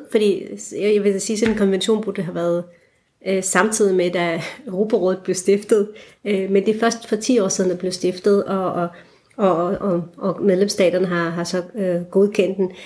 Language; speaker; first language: Danish; early bilingual, other home language; Turkish